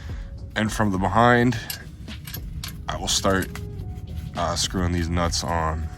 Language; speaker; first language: English; native; English